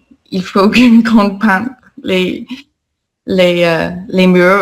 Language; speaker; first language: French; non-native, fluent; English